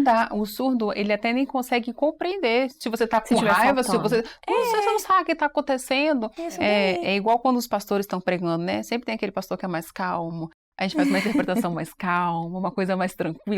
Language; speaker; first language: Portuguese; native; Portuguese